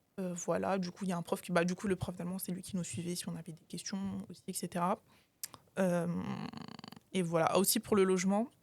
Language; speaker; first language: French; native; French